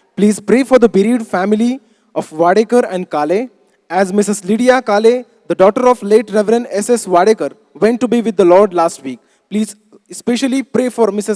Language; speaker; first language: English; non-native, local second language; Marathi